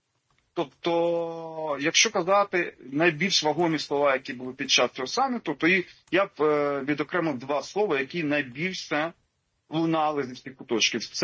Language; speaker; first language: Ukrainian; native; Ukrainian